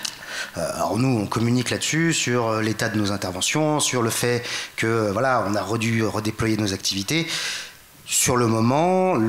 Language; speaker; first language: French; native; French